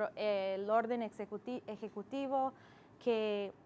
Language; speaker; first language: Spanish; non-native, fluent; English